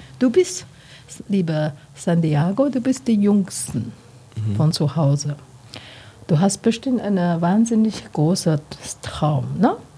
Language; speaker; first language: German; non-native, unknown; Chinese